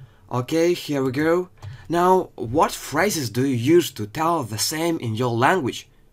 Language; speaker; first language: English; non-native, fluent; Ukrainian